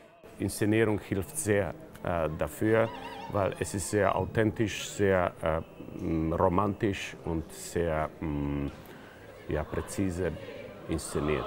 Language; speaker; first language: German; non-native, fluent; Latvian